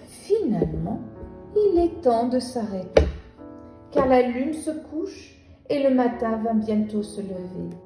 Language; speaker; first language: French; native; French